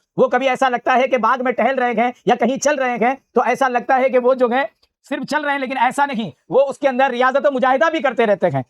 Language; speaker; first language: Urdu; native; Urdu